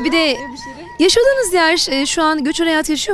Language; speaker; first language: Turkish; native; Turkish